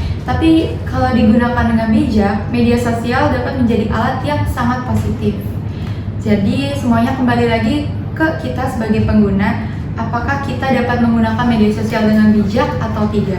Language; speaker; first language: Indonesian; native; Indonesian